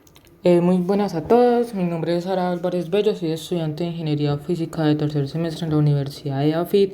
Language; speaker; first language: Spanish; native; Spanish